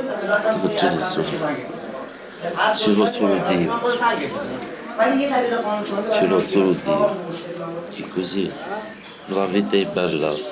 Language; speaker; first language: Italian; non-native, learner; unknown